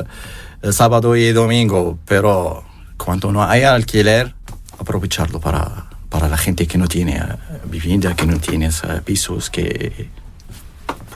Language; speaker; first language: Spanish; non-native, learner; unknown